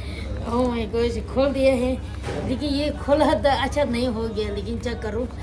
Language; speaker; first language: Hindi; non-native, local second language; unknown